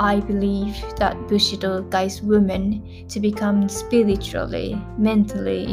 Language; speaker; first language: English; non-native, fluent; Japanese